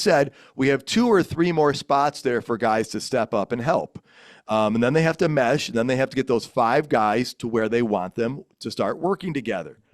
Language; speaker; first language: English; native; English